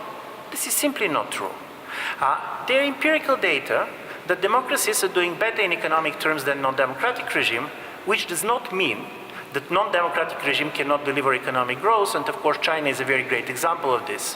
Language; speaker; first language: English; non-native, fluent; Bulgarian